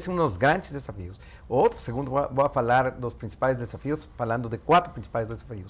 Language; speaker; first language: Portuguese; non-native, fluent; Spanish